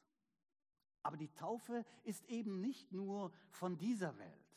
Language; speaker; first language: German; native; German